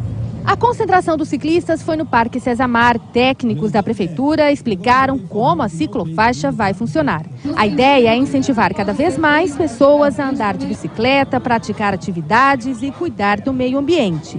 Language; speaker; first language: Portuguese; native; Portuguese